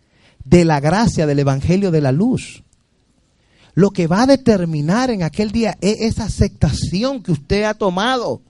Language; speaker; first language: Spanish; native; Spanish